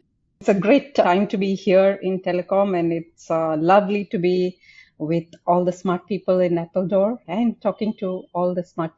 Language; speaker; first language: English; non-native, local second language; Tamil